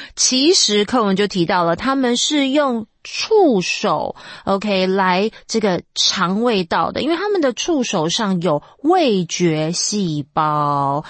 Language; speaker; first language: Chinese; native; Chinese